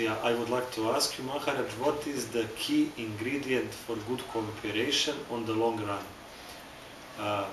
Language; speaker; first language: English; non-native, fluent; Serbian